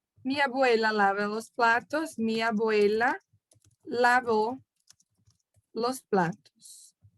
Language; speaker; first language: Spanish; non-native, fluent; Portuguese